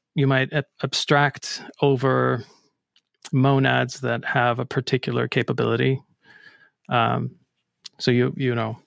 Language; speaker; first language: English; non-native, fluent; Icelandic